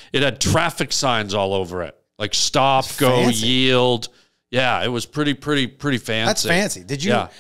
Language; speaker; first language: English; native; English